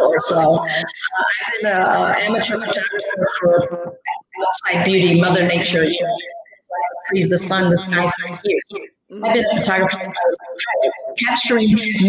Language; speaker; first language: English; native; English